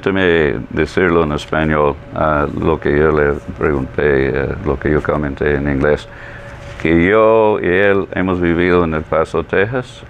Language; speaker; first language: Spanish; non-native, fluent; English